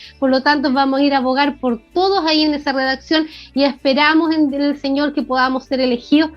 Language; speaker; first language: Spanish; native; Spanish